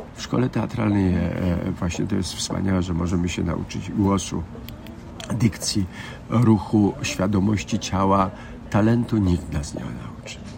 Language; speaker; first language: Polish; native; Polish